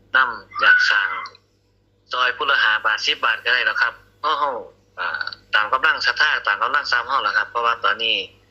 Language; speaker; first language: Thai; native; Thai